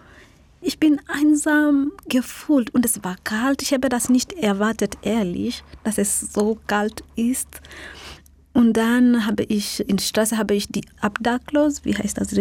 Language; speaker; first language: German; non-native, learner; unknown